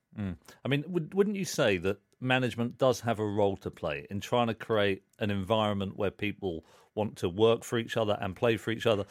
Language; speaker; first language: English; native; English